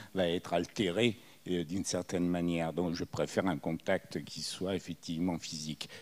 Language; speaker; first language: French; early bilingual, other home language; Italian